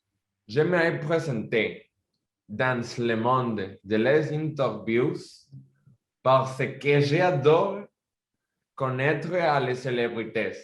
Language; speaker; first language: French; non-native, learner; Spanish